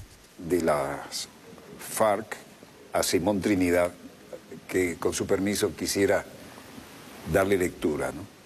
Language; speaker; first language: Spanish; native; Spanish